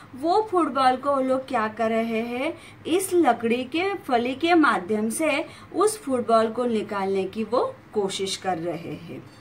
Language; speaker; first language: Hindi; non-native, local second language; Marathi